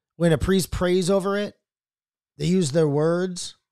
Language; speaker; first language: English; native; English